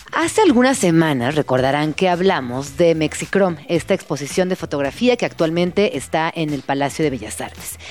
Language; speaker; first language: Spanish; native; Spanish